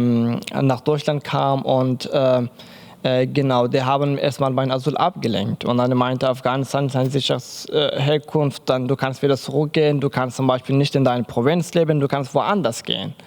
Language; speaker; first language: German; non-native, learner; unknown